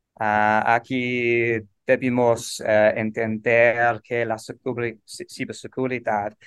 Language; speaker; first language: Spanish; non-native, learner; English